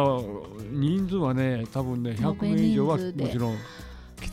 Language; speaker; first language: Japanese; native; Japanese